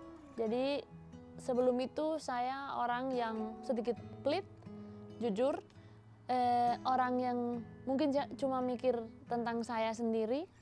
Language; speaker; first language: Indonesian; non-native, fluent; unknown